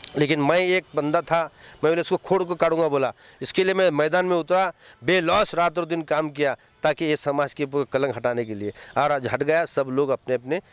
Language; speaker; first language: Hindi; non-native, local second language; Urdu